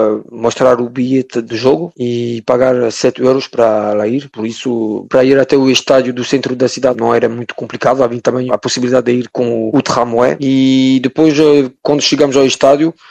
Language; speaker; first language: Portuguese; early bilingual, heritage; French